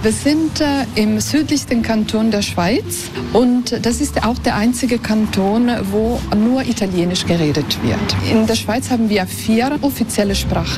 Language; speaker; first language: German; non-native, local second language; Italian